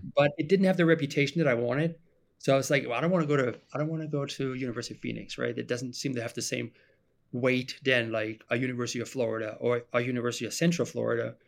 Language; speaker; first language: English; non-native, fluent; German